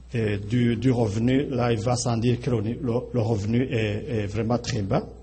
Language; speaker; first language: French; non-native, local second language; Rundi